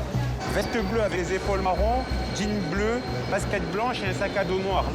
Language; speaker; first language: French; native; French